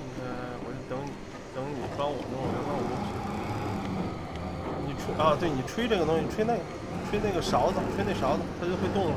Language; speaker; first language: Chinese; native; Chinese